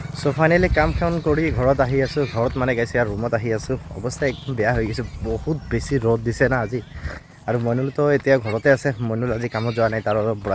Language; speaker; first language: Assamese; non-native, local second language; Bangla